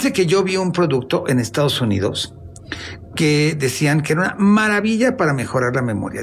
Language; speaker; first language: Spanish; native; Spanish